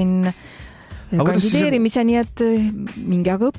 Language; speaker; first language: Estonian; native; Estonian